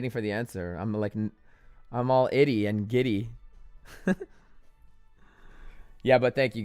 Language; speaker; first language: English; native; English